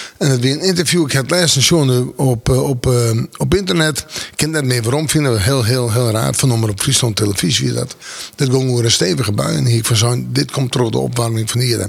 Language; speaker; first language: Dutch; non-native, local second language; Western Frisian